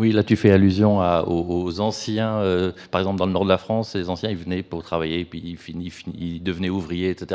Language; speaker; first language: French; native; French